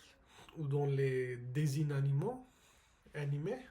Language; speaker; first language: French; non-native, learner; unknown